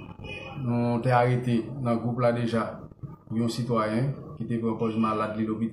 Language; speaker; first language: French; non-native, local second language; Haitian Creole